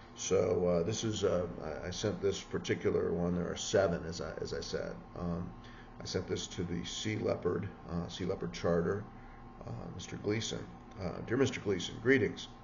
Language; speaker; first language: English; native; English